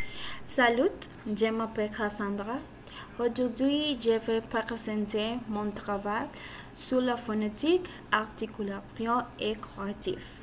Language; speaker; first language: French; non-native, learner; Spanish